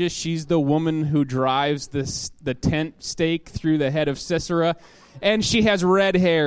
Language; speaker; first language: English; native; English